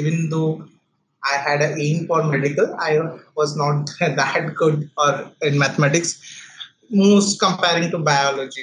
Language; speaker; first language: English; non-native, local second language; Odia